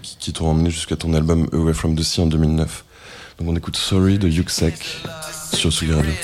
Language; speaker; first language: French; native; French